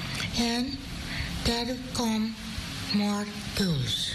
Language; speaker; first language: English; non-native, learner; Dutch